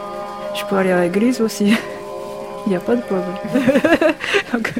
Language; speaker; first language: French; non-native, learner; Japanese